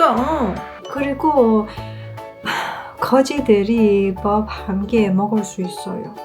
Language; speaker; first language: Korean; non-native, learner; Persian